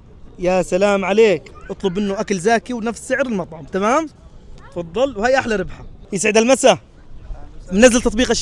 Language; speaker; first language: Arabic; native; Arabic